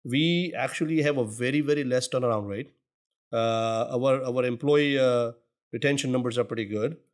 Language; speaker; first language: English; non-native, local second language; Gujarati